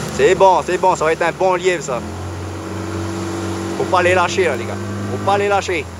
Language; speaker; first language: French; native; French